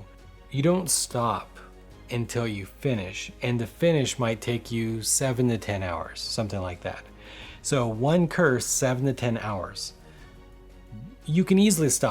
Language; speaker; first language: English; native; English